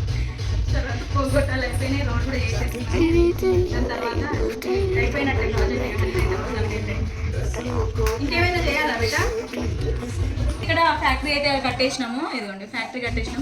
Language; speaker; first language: Telugu; native; Telugu